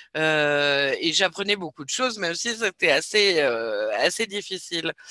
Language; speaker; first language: French; native; French